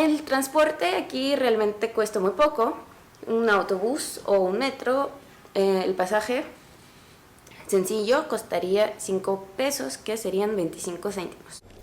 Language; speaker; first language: Spanish; non-native, fluent; Russian